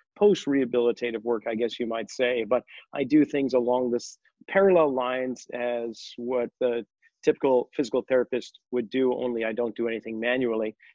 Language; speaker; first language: English; native; English